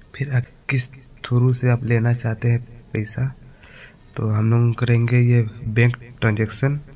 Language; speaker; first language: Hindi; native; Hindi